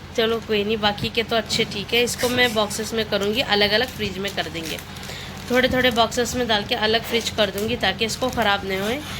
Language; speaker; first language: Hindi; non-native, local second language; Urdu